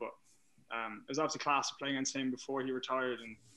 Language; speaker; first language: English; native; English